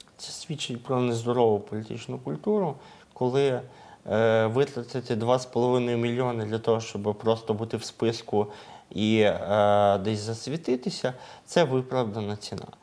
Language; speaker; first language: Ukrainian; native; Ukrainian